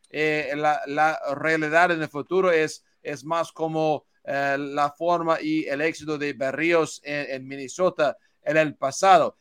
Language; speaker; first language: Spanish; non-native, learner; English